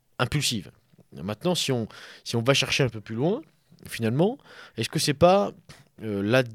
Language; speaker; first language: French; native; French